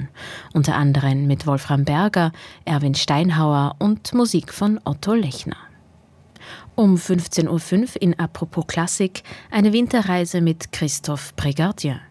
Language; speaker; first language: German; native; German